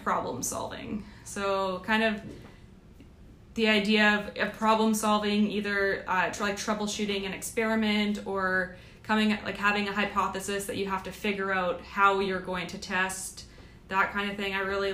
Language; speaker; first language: English; native; English